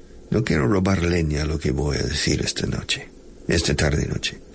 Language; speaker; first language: Spanish; non-native, fluent; English